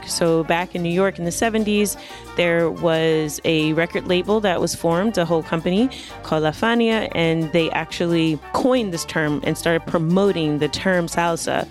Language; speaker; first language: English; native; English